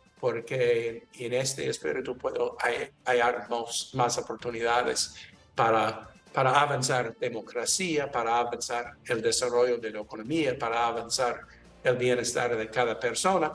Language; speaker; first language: Spanish; non-native, learner; English